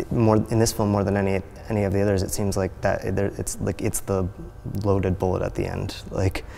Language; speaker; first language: English; native; English